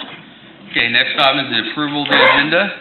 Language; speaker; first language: English; native; English